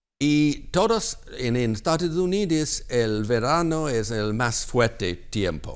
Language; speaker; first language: Spanish; non-native, learner; English